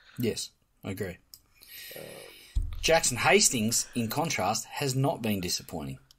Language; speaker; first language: English; native; English